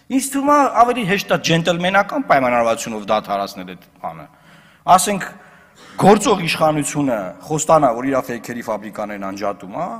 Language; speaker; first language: Armenian; native; Armenian